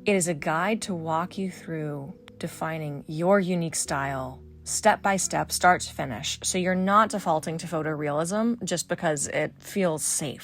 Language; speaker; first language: English; native; English